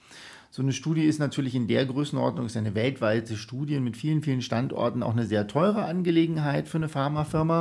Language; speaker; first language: German; native; German